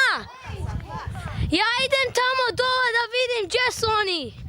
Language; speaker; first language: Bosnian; early bilingual, heritage; English